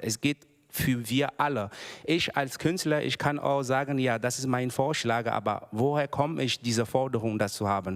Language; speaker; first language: German; non-native, learner; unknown